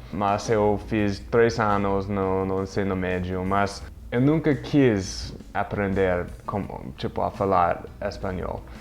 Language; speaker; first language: Portuguese; non-native, fluent; English